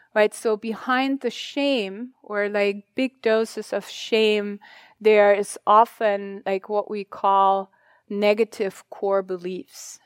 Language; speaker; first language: English; non-native, fluent; German